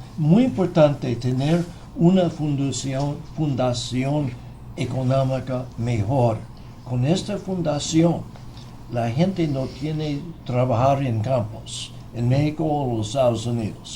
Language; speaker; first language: Spanish; non-native, fluent; English